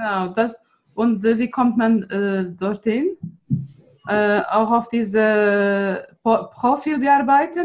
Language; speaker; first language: German; non-native, fluent; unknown